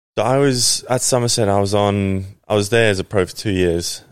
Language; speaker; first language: English; native; English